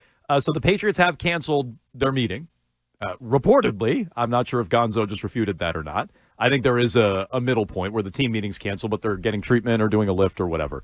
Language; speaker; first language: English; native; English